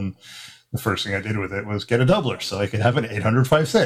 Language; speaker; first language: English; native; English